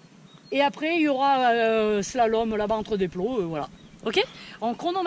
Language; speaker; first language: French; native; French